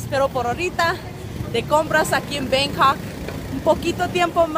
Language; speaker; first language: Spanish; early bilingual, other home language; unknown